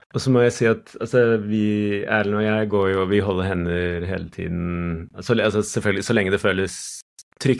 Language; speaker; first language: Norwegian; non-native, fluent; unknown